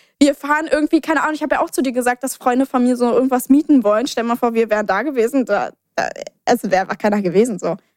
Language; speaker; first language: German; native; German